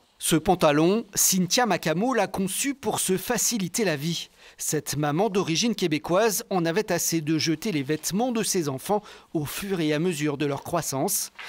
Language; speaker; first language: French; native; French